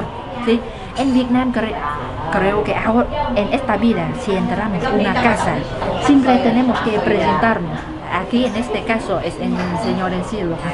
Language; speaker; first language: Spanish; non-native, learner; Vietnamese